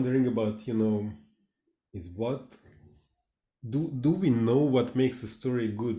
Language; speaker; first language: English; non-native, fluent; Hungarian